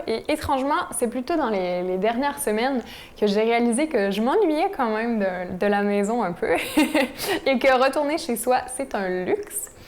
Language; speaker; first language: French; native; French